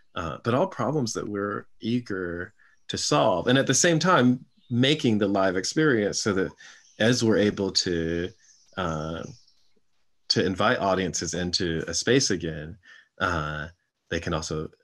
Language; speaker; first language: English; native; English